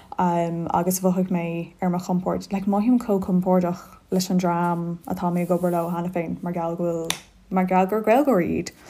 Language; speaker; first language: Irish; non-native, local second language; English